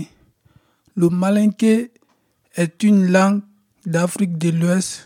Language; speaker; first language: French; non-native, local second language; Mandingo